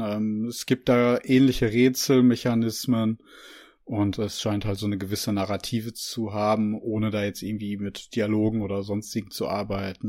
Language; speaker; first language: German; native; German